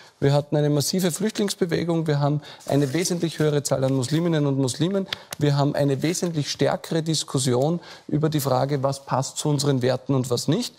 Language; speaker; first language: German; native; German